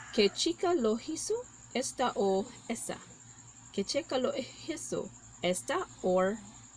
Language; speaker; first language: Spanish; non-native, learner; Cebuano